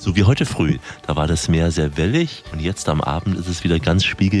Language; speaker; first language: German; native; German